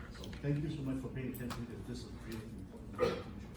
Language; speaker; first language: English; non-native, local second language; Cantonese